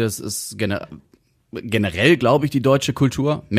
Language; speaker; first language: German; native; German